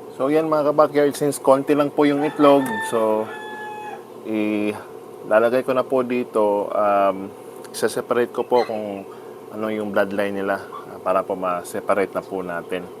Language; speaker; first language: Filipino; non-native, local second language; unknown